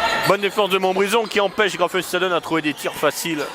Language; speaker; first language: French; native; French